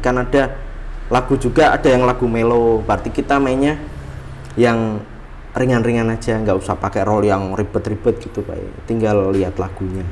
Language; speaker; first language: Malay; non-native, local second language; Javanese